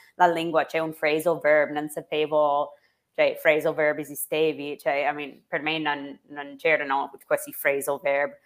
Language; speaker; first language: Italian; non-native, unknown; English